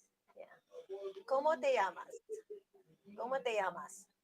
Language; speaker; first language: Spanish; non-native, learner; English